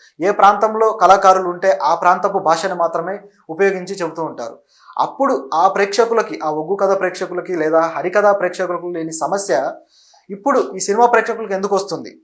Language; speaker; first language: Telugu; native; Telugu